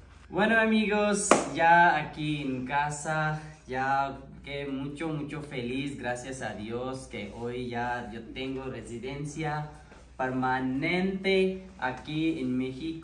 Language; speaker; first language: Spanish; non-native, learner; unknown